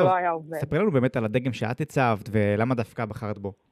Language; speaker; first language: Hebrew; native; Hebrew